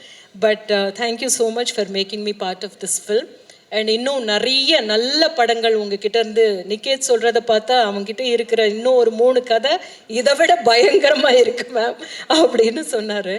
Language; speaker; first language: Tamil; native; Tamil